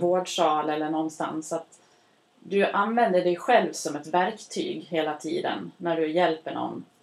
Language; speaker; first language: Swedish; native; Swedish